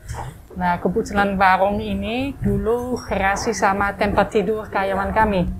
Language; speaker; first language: Indonesian; non-native, fluent; Dutch